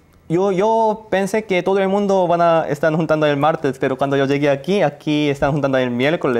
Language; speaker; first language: Spanish; non-native, learner; Korean